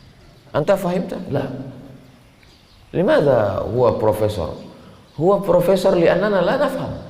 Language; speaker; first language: Arabic; non-native, fluent; Indonesian